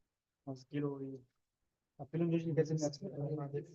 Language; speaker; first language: Hebrew; non-native, learner; Spanish